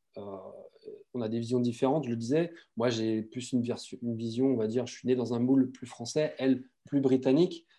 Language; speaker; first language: French; native; French